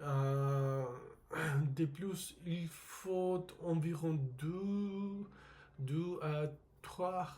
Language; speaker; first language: French; non-native, learner; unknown